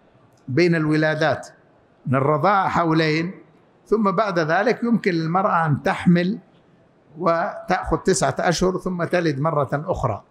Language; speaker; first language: Arabic; native; Arabic